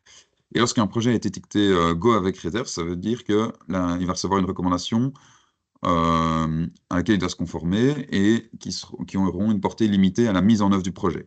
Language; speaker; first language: French; native; French